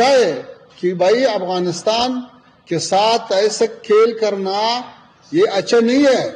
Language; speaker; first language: Hindi; non-native, fluent; Pashto